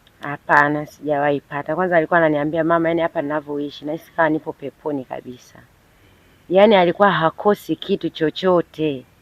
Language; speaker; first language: Swahili; native; Swahili